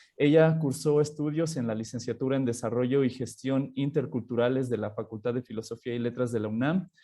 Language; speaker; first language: Spanish; native; Spanish